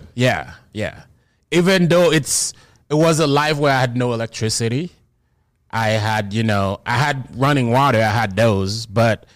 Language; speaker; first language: English; non-native, fluent; Haitian Creole